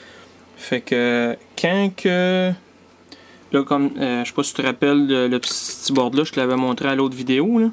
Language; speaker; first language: French; native; French